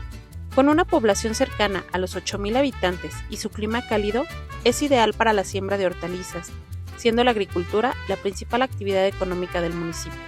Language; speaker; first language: Spanish; native; Spanish